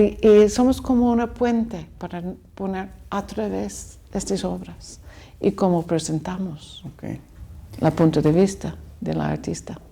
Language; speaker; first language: Spanish; non-native, learner; English